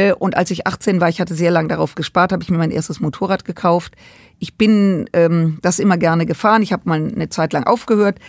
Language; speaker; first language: German; native; German